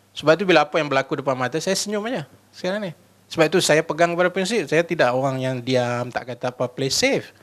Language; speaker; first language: Malay; native; Malay